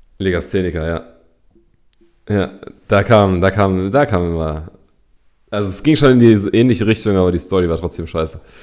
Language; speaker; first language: German; native; German